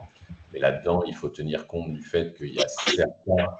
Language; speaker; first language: French; native; French